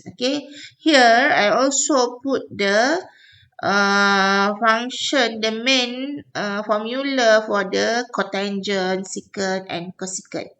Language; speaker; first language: English; non-native, local second language; Malay